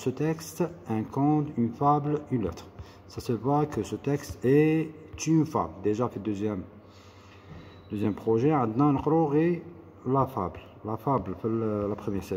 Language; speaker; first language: French; non-native, local second language; Arabic